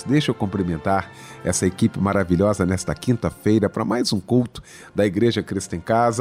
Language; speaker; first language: Portuguese; native; Portuguese